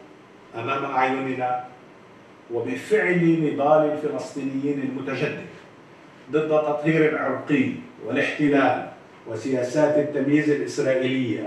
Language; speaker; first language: Arabic; native; Arabic